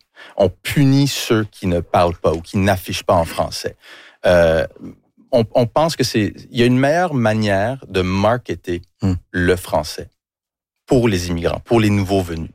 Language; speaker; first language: French; early bilingual, other home language; English